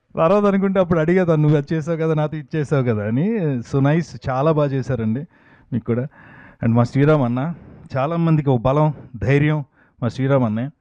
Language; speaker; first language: Telugu; native; Telugu